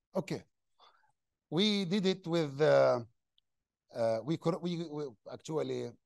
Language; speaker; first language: English; non-native, fluent; Arabic